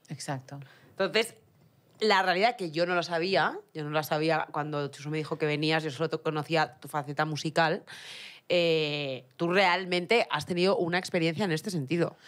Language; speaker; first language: Spanish; native; Spanish